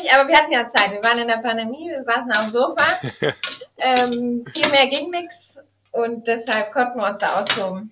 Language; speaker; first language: German; native; German